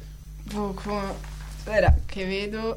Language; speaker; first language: Spanish; non-native, learner; Italian